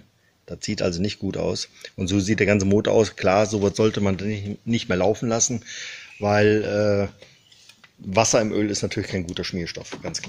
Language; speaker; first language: German; native; German